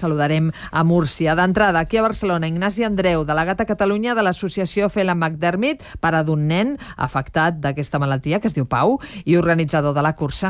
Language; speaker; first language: Catalan; native; Catalan